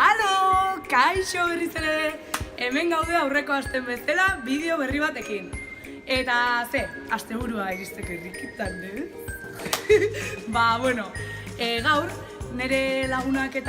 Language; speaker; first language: Basque; native; Basque